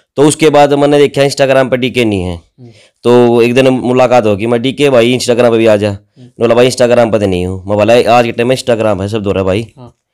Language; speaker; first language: Hindi; native; Hindi